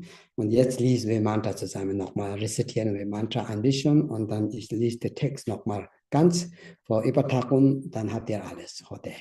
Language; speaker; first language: German; non-native, learner; Tibetan